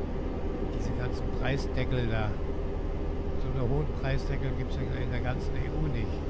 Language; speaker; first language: German; native; German